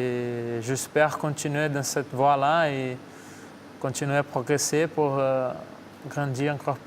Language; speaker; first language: French; non-native, fluent; Portuguese